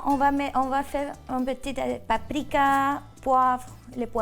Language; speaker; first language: French; non-native, fluent; Spanish